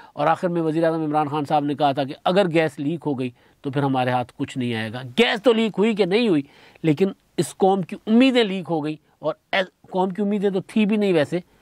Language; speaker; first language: Urdu; non-native, local second language; Sindhi